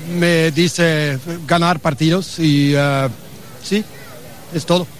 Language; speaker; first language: Spanish; non-native, learner; English